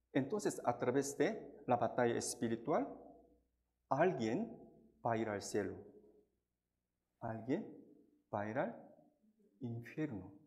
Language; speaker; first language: Spanish; non-native, fluent; Korean